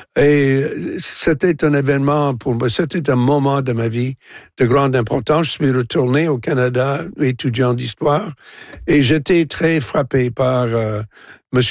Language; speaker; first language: French; non-native, local second language; English